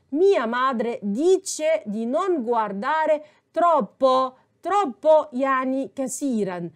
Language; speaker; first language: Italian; non-native, fluent; Arabic